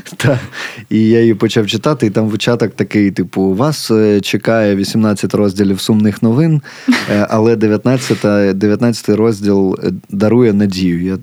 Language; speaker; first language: Ukrainian; native; Ukrainian